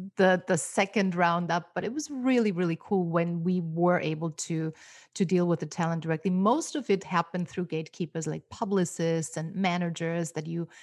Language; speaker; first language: English; non-native, fluent; German